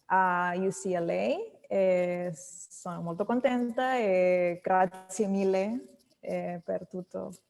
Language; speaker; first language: Italian; non-native, learner; English